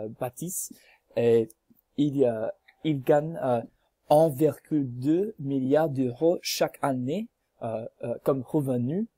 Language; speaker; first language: French; non-native, learner; English